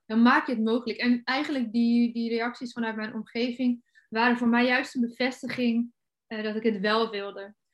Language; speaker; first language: Dutch; native; Dutch